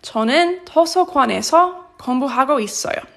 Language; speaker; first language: Korean; non-native, fluent; English